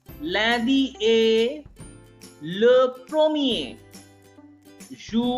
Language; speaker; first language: French; non-native, fluent; Bangla